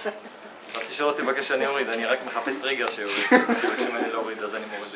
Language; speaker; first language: Hebrew; non-native, local second language; Adyghe